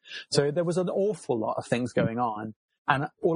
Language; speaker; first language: English; native; English